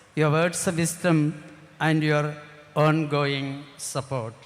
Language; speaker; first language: English; non-native, local second language; Malayalam